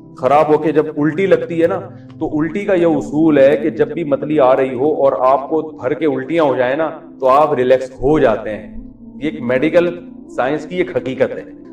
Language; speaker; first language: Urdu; native; Urdu